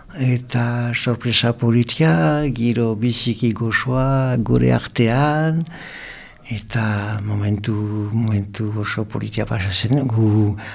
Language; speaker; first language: Basque; non-native, local second language; French